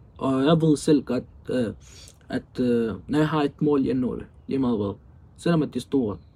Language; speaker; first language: Danish; early bilingual, other home language; Arabic